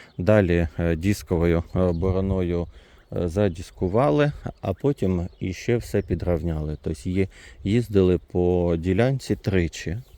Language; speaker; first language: Ukrainian; non-native, local second language; Russian